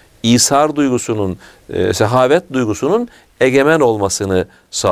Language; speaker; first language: Turkish; native; Turkish